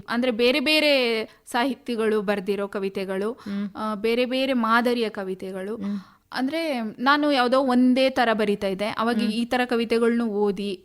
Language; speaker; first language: Kannada; native; Kannada